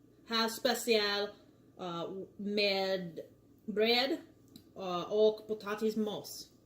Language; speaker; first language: Swedish; non-native, learner; English